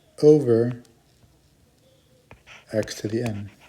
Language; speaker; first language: English; native; English